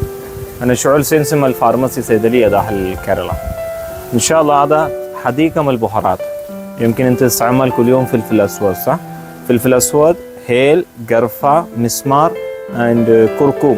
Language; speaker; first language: Arabic; non-native, learner; Malayalam